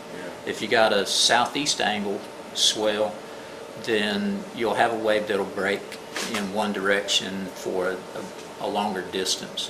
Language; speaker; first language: English; native; English